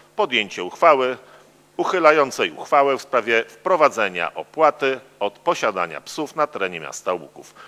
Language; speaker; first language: Polish; native; Polish